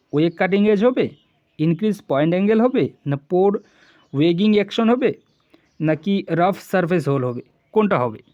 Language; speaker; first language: Hindi; non-native, local second language; Bangla